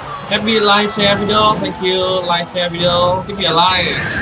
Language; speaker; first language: English; non-native, learner; Vietnamese